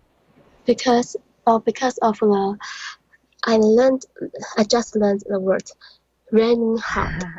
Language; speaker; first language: English; non-native, learner; Chinese